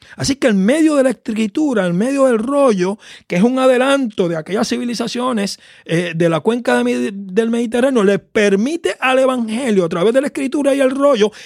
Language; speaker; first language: Spanish; native; Spanish